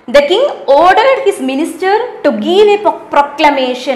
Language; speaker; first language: English; non-native, local second language; Malayalam